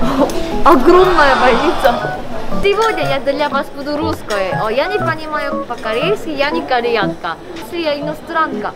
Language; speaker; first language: Russian; non-native, fluent; Korean